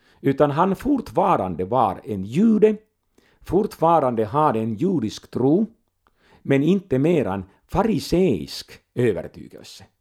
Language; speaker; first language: Swedish; non-native, local second language; Finnish